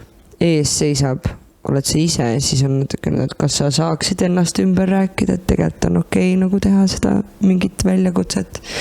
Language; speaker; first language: Estonian; native; Estonian